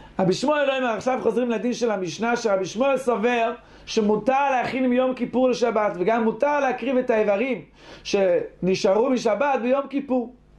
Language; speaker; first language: Hebrew; native; Hebrew